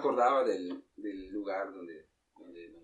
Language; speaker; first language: Spanish; native; Spanish